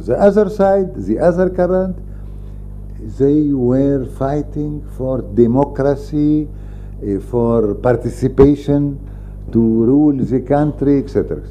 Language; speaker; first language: English; non-native, fluent; Arabic